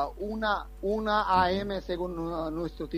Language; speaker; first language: Spanish; non-native, fluent; Bangla